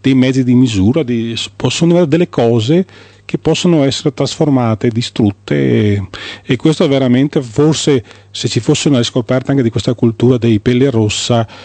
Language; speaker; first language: Italian; native; Italian